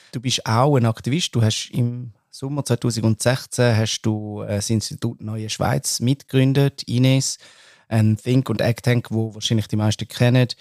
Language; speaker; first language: German; native; German